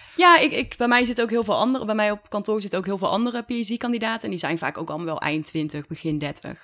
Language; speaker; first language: Dutch; native; Dutch